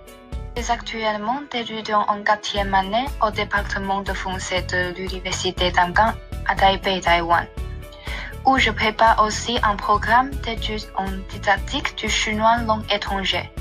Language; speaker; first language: French; non-native, fluent; Chinese